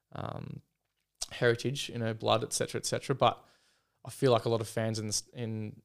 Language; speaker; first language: English; native; English